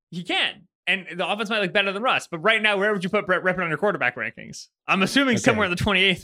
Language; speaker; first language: English; native; English